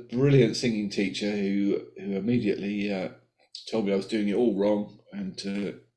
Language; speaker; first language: English; native; English